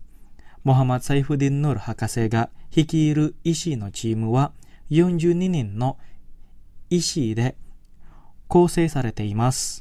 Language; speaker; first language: Japanese; non-native, fluent; Indonesian